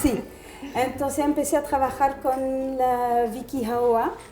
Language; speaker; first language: Spanish; non-native, fluent; French